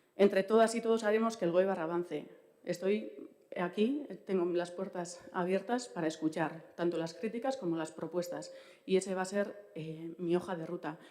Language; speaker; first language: Spanish; non-native, local second language; Basque